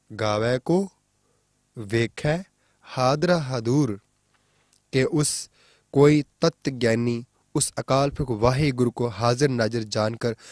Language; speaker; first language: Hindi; non-native, local second language; Punjabi